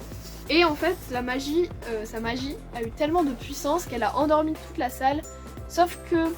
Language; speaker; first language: French; native; French